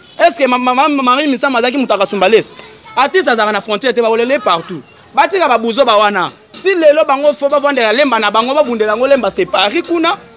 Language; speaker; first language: Lingala; native; Lingala